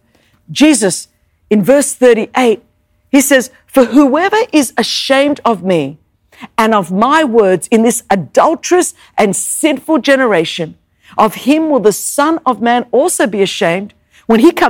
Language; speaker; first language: English; non-native, local second language; Greek